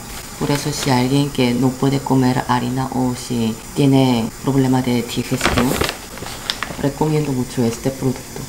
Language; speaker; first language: Spanish; non-native, fluent; Korean